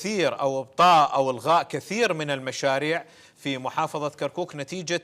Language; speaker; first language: Arabic; native; Arabic